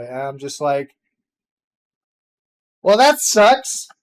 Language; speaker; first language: English; native; English